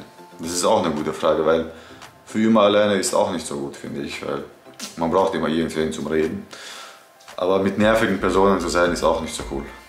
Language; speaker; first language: German; early bilingual, other home language; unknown